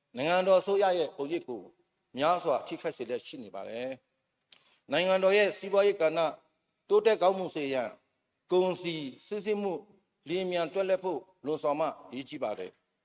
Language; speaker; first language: Burmese; non-native, local second language; Shan